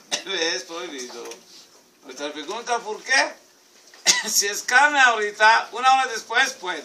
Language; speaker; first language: Spanish; non-native, fluent; Hebrew